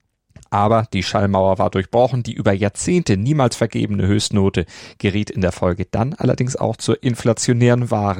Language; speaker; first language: German; native; German